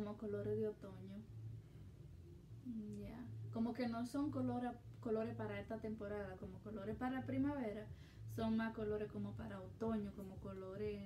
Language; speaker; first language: Spanish; early bilingual, heritage; Spanish